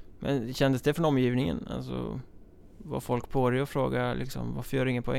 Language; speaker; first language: Swedish; native; Swedish